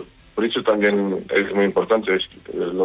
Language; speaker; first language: Spanish; non-native, learner; Portuguese